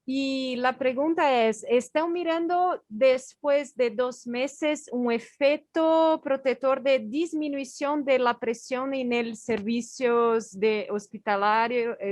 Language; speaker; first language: Spanish; non-native, fluent; Portuguese